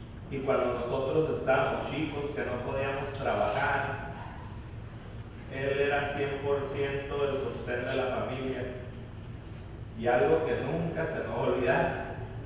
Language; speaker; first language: Spanish; early bilingual, heritage; Spanish